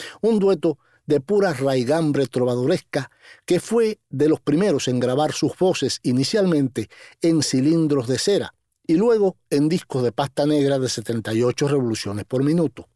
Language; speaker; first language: Spanish; native; Spanish